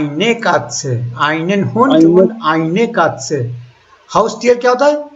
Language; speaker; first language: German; non-native, fluent; Hindi